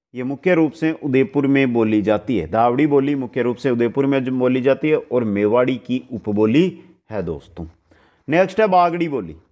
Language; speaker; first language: Hindi; native; Hindi